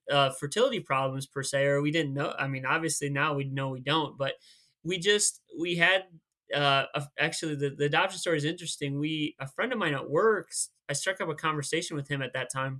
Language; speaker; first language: English; native; English